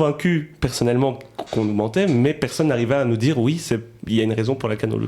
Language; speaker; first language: French; native; French